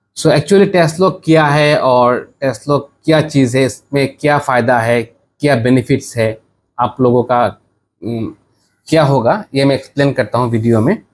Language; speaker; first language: Hindi; non-native, learner; Bangla